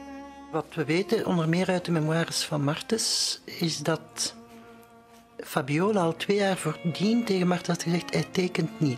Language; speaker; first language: Dutch; native; Dutch